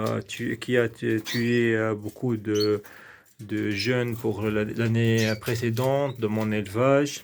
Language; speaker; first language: French; non-native, local second language; Arabic